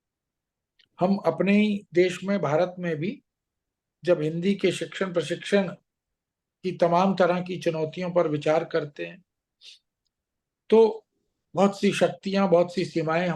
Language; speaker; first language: Hindi; native; Hindi